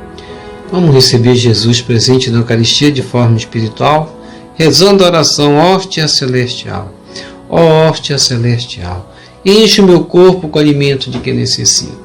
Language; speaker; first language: Portuguese; native; Portuguese